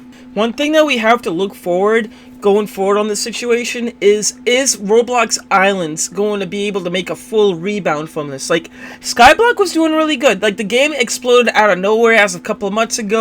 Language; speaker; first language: English; native; English